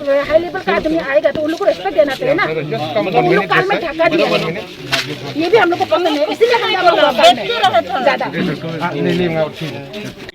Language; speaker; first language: Hindi; non-native, local second language; Khasi